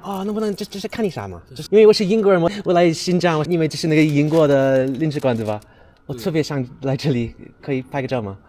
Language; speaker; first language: Chinese; non-native, fluent; English